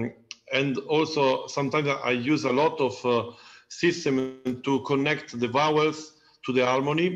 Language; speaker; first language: English; non-native, learner; Italian